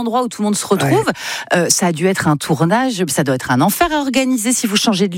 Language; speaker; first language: French; native; French